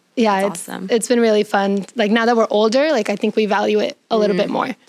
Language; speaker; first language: English; early bilingual, other home language; Spanish